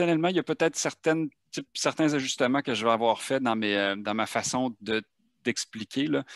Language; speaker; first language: French; native; French